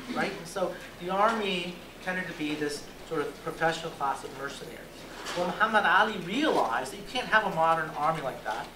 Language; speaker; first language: English; native; English